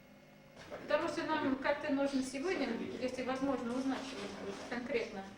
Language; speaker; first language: Russian; non-native, fluent; English